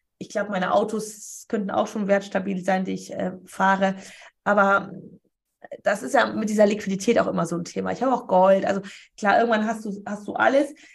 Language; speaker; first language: German; early bilingual, other home language; Polish